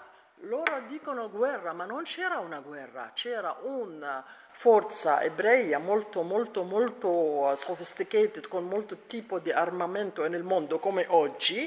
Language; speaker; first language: Italian; non-native, learner; Arabic